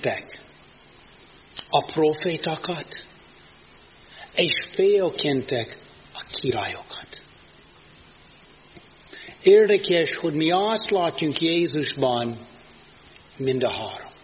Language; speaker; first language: Hungarian; non-native, fluent; English